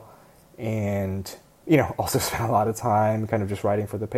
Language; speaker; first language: English; early bilingual, other home language; Chinese